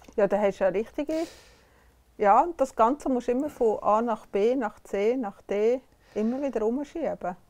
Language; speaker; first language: German; native; German